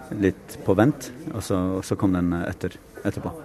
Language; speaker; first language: Norwegian; non-native, fluent; Kurdish